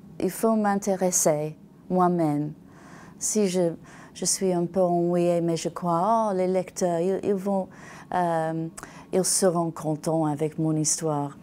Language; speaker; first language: French; non-native, learner; English